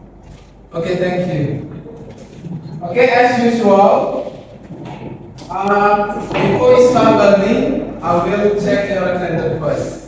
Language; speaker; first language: English; non-native, learner; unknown